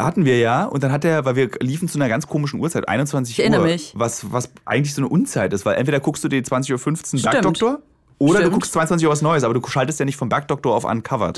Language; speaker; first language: German; native; German